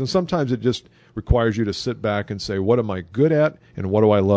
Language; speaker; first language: English; native; English